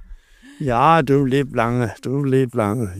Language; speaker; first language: German; non-native, learner; Danish